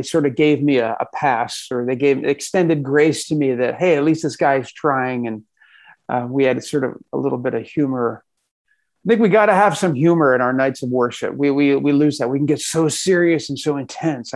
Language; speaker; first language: English; native; English